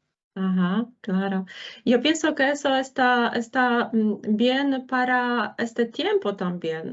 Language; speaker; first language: Spanish; non-native, fluent; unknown